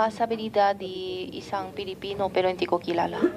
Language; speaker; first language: Filipino; non-native, learner; Chinese